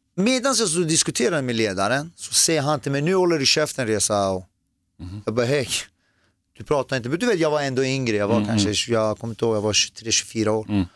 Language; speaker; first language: Swedish; early bilingual, other home language; Persian